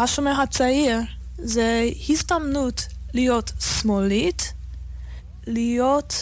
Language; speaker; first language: Hebrew; non-native, fluent; English